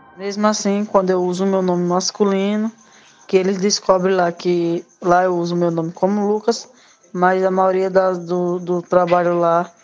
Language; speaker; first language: Portuguese; native; Portuguese